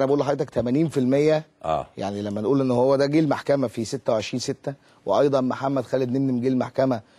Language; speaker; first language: Arabic; native; Arabic